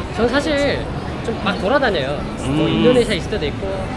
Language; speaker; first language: Korean; native; Korean